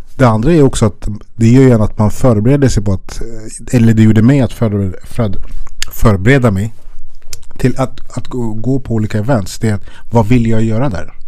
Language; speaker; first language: Swedish; early bilingual, other home language; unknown